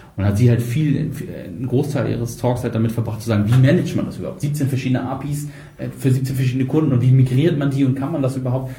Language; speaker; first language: German; native; German